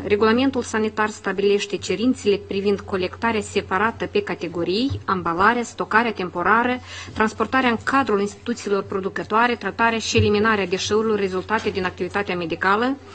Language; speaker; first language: Romanian; native; Romanian